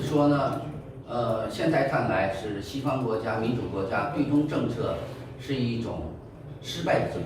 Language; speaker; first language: Chinese; native; Chinese